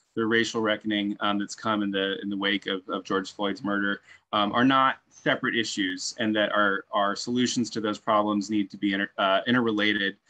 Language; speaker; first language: English; native; English